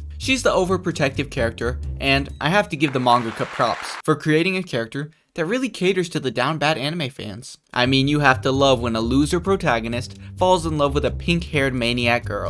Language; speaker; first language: English; native; English